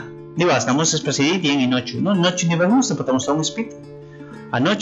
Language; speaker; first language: Russian; non-native, learner; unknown